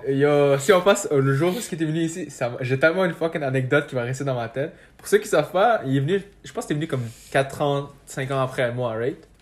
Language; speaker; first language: French; early bilingual, other home language; Persian